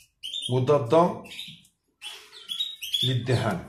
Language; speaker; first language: Arabic; native; Arabic